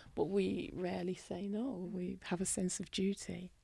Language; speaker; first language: English; native; English